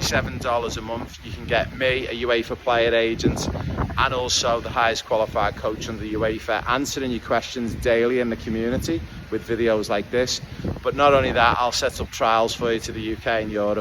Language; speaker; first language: English; native; English